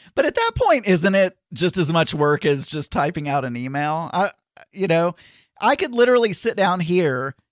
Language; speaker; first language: English; non-native, local second language; Filipino